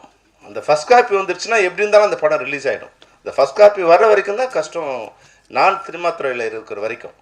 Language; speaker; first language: Tamil; native; Tamil